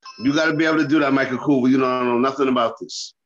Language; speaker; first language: English; native; English